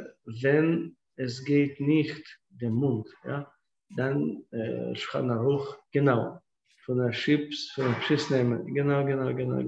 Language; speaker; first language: German; non-native, fluent; Russian